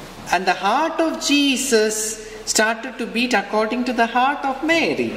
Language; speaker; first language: English; non-native, local second language; Malayalam